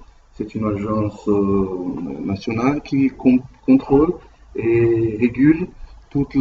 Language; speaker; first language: French; non-native, learner; Portuguese